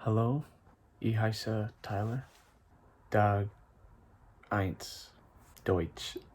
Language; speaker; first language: German; non-native, learner; English